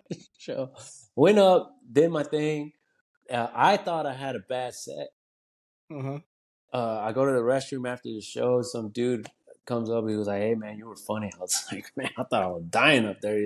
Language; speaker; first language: English; early bilingual, other home language; Spanish